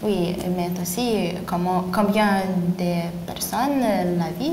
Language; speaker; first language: French; non-native, learner; Lithuanian